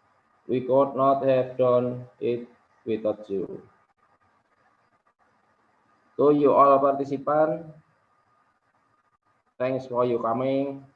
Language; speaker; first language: English; non-native, local second language; Indonesian